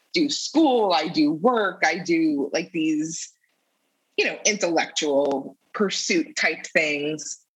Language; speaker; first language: English; native; English